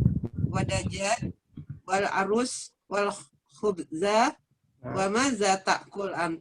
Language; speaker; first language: Arabic; non-native, learner; Indonesian